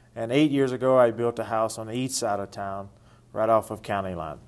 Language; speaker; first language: English; native; English